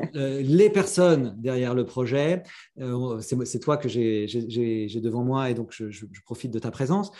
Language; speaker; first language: French; native; French